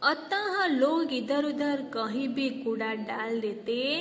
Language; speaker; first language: Hindi; non-native, local second language; Gujarati